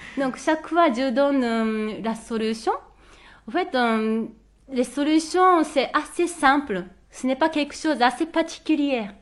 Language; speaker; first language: French; non-native, fluent; Japanese